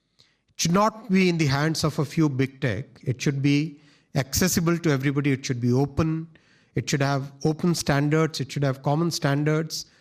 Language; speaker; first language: English; non-native, local second language; Hindi